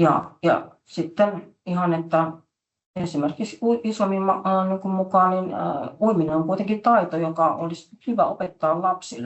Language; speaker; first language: Finnish; native; Finnish